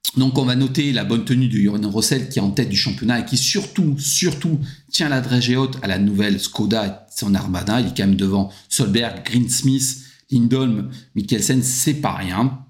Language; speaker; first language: French; native; French